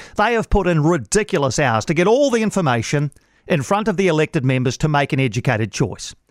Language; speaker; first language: English; native; English